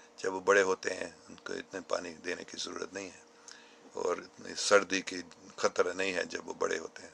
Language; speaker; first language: Urdu; non-native, local second language; English